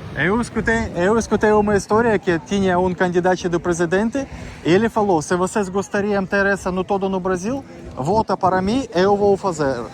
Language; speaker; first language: Portuguese; non-native, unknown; Russian